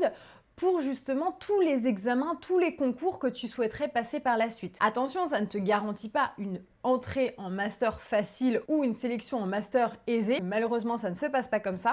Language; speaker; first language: French; native; French